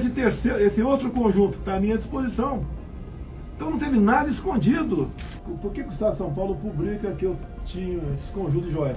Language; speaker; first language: Portuguese; native; Portuguese